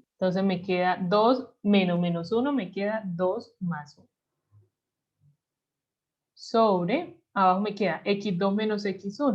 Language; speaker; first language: Spanish; native; Spanish